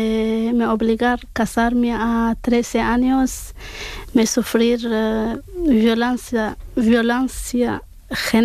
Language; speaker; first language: Spanish; non-native, learner; Arabic